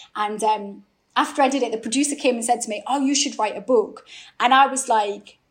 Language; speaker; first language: English; native; English